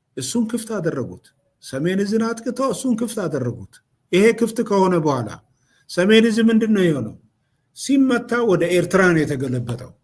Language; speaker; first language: Amharic; non-native, local second language; Oromo